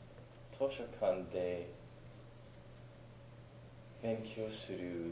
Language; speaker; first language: Japanese; non-native, learner; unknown